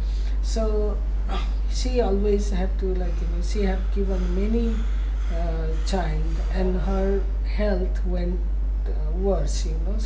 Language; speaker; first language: English; non-native, local second language; Nepali